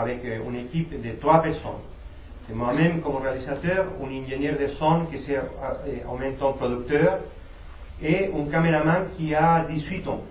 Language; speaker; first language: French; non-native, fluent; Spanish